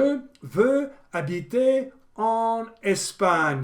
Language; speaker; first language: French; non-native, fluent; English